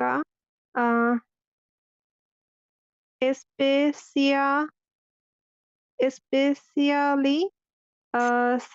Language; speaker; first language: Spanish; non-native, learner; Bangla